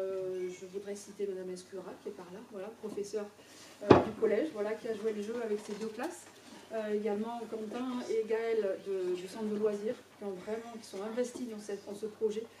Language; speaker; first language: French; native; French